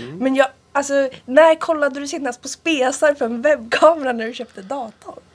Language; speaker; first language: Swedish; early bilingual, other home language; Italian